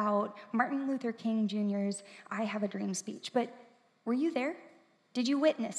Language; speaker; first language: English; native; English